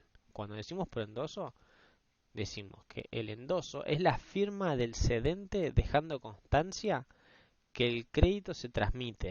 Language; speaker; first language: Spanish; native; Spanish